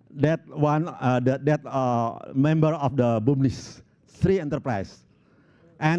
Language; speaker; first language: English; non-native, local second language; Indonesian